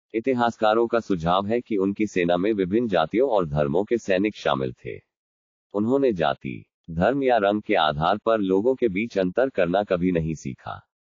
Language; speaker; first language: Hindi; non-native, local second language; Marathi